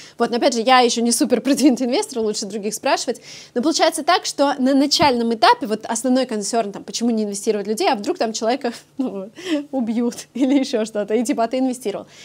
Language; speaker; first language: Russian; native; Russian